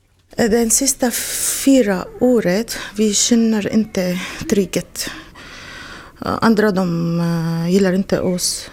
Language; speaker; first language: Swedish; non-native, learner; Arabic